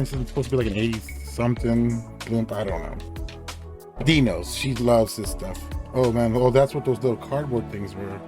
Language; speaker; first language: English; native; English